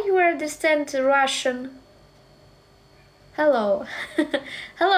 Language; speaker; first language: English; non-native, learner; Russian